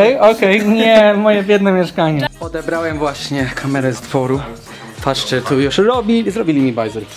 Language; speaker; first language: Polish; early bilingual, heritage; Polish